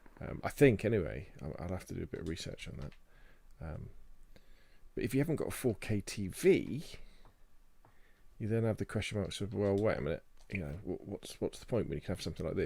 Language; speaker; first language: English; native; English